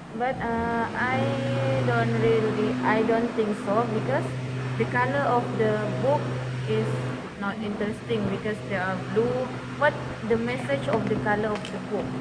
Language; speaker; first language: English; non-native, learner; Malay